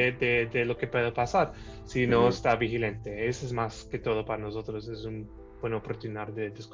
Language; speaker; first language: Spanish; early bilingual, heritage; Spanish